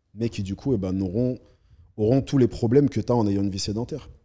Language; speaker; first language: French; native; French